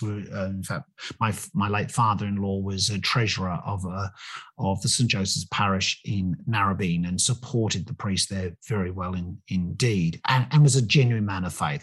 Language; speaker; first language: English; native; English